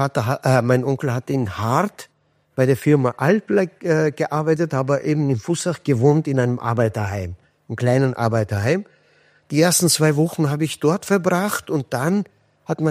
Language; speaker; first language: German; non-native, fluent; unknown